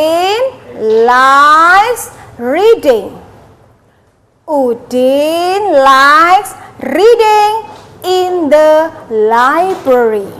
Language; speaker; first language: English; non-native, learner; Indonesian